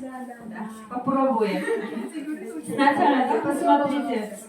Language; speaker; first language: Russian; non-native, fluent; Korean